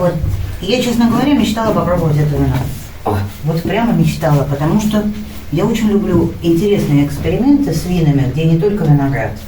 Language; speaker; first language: Russian; native; Russian